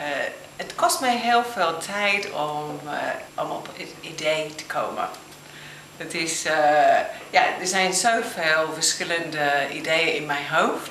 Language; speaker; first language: Dutch; non-native, fluent; English